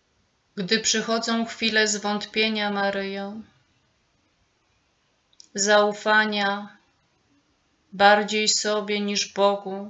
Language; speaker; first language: Polish; native; Polish